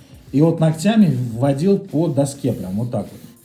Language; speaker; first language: Russian; native; Russian